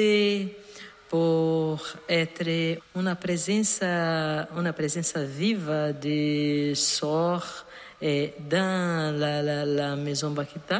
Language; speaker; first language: French; non-native, learner; Portuguese